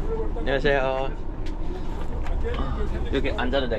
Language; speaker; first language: Korean; non-native, fluent; Dutch